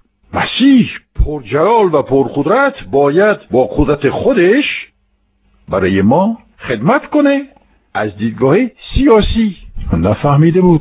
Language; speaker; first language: Persian; non-native, fluent; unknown